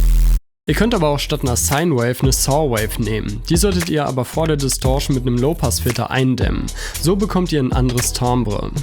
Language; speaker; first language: German; native; German